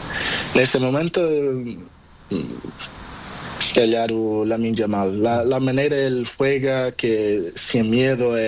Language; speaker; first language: Spanish; non-native, learner; Portuguese